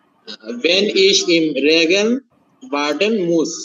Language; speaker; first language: German; non-native, learner; Bangla